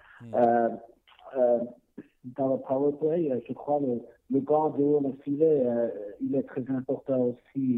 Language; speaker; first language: French; non-native, learner; Swiss German